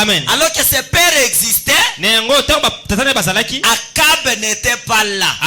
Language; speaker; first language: Haitian Creole; non-native, local second language; Lingala